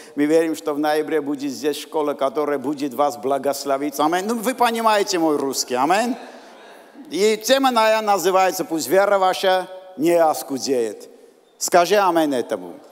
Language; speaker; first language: Russian; non-native, local second language; Armenian